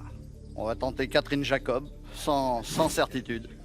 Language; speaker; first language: French; native; French